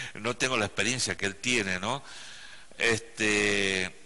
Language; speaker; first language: Spanish; native; Spanish